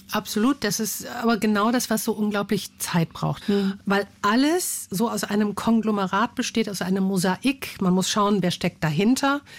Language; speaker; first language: German; native; German